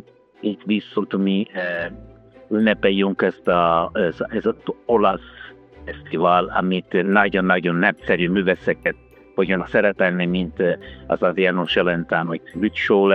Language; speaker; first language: Hungarian; non-native, fluent; Italian